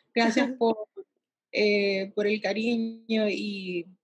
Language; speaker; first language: Spanish; early bilingual, heritage; Spanish